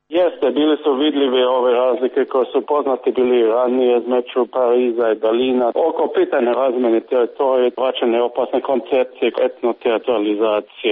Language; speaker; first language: Croatian; non-native, fluent; German